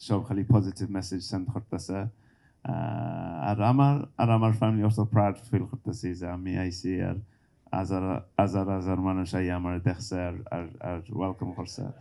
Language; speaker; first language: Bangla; early bilingual, heritage; Bangla